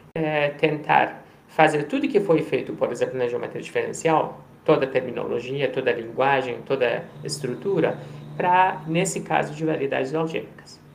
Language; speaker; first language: Portuguese; non-native, fluent; Persian